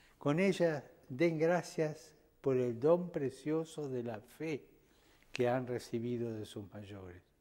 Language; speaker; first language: Spanish; native; Spanish